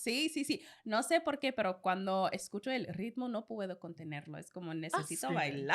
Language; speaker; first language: Spanish; non-native, learner; English